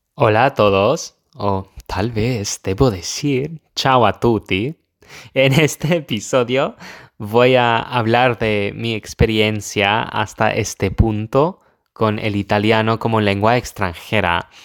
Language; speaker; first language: Spanish; non-native, fluent; English